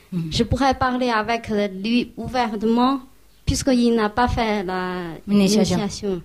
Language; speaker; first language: French; non-native, fluent; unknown